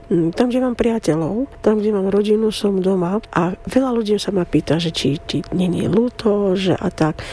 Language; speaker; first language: Slovak; non-native, fluent; Armenian